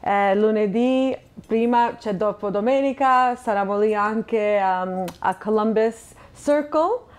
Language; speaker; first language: Italian; non-native, fluent; English